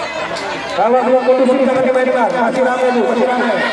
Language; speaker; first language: Indonesian; native; Indonesian